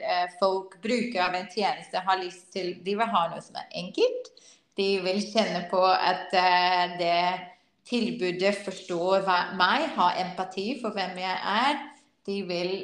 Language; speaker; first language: Norwegian; non-native, fluent; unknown